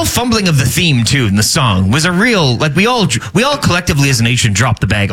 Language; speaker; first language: English; native; English